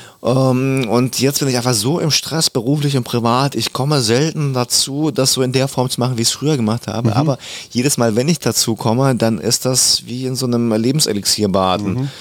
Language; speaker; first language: German; early bilingual, other home language; Russian